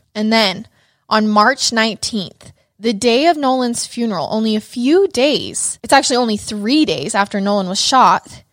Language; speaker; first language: English; native; English